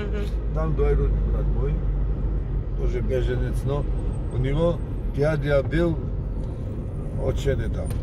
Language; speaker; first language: Russian; non-native, local second language; Georgian